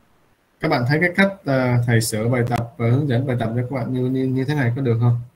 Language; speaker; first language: Vietnamese; native; Vietnamese